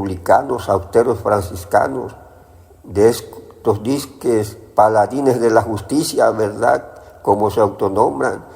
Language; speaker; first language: Spanish; native; Spanish